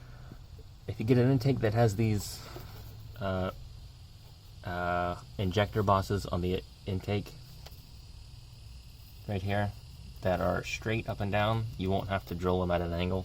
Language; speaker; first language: English; native; English